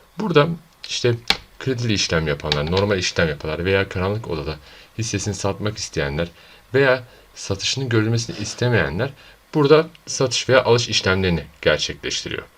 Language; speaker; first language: Turkish; native; Turkish